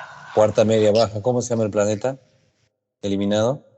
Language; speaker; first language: Spanish; native; Spanish